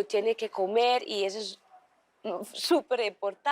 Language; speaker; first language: Spanish; early bilingual, heritage; Dutch